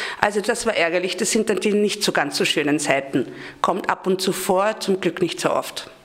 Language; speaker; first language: German; native; German